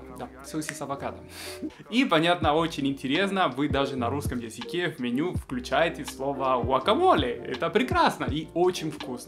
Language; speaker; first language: Russian; non-native, fluent; Spanish